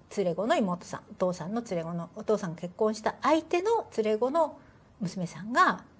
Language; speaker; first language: Japanese; native; Japanese